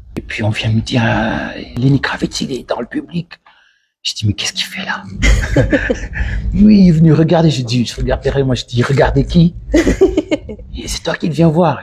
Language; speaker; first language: French; non-native, local second language; Wolof